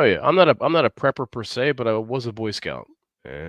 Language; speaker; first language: English; native; English